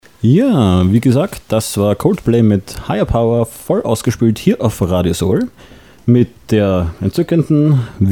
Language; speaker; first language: German; native; German